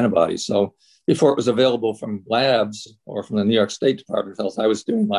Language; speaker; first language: English; native; English